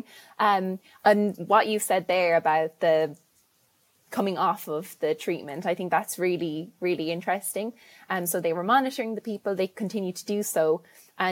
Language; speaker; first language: English; native; English